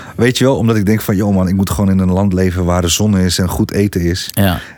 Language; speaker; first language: Dutch; early bilingual, other home language; Greek